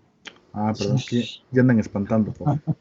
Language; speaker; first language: Spanish; native; Spanish